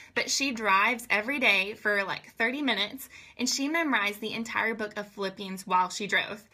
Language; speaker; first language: English; native; English